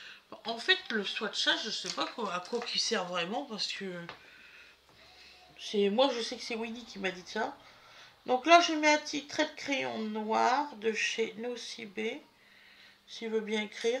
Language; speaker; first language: French; native; French